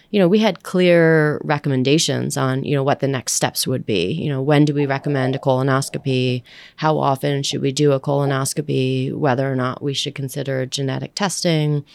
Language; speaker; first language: English; early bilingual, other home language; Filipino